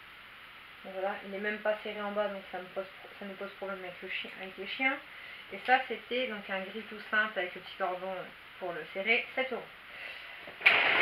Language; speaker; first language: French; native; French